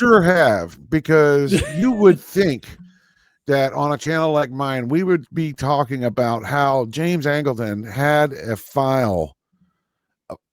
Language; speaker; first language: English; native; English